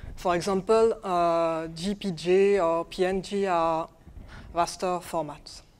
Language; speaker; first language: English; non-native, fluent; French